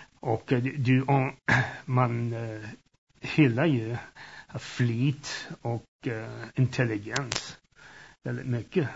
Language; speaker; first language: Swedish; early bilingual, heritage; Swedish